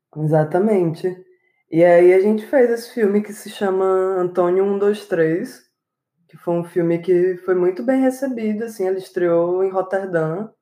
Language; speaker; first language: Portuguese; native; Portuguese